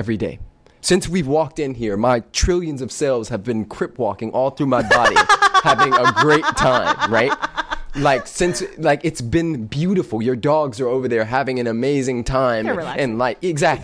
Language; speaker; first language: English; native; English